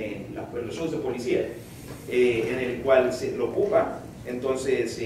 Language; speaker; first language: Spanish; native; Spanish